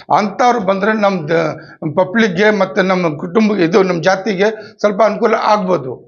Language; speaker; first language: Kannada; non-native, local second language; Urdu